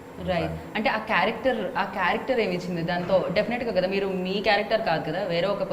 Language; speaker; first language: Telugu; native; Telugu